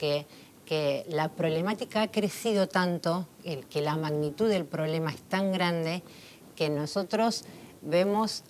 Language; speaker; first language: Spanish; native; Spanish